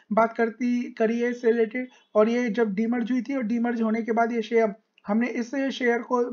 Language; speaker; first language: Hindi; native; Hindi